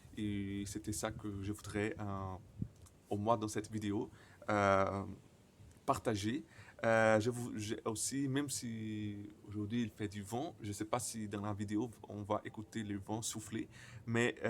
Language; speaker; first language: French; non-native, learner; Portuguese